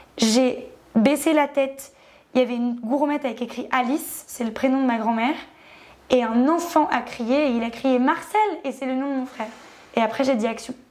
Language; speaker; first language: French; native; French